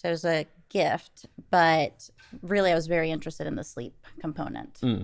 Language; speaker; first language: English; native; English